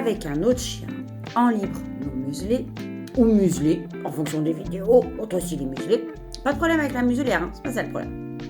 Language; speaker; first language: French; native; French